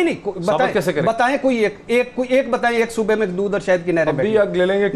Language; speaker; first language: Urdu; native; Urdu